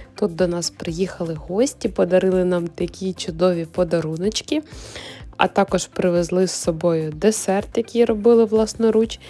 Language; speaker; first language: Ukrainian; native; Ukrainian